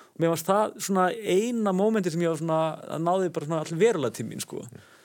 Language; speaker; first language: Icelandic; native; Icelandic